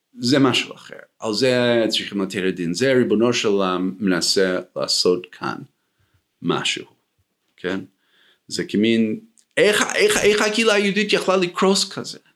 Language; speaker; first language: Hebrew; non-native, fluent; English